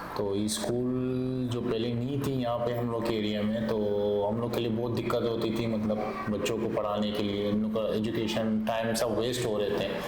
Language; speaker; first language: Urdu; non-native, local second language; Hazaragi